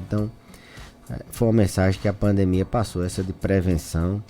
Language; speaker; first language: Portuguese; native; Portuguese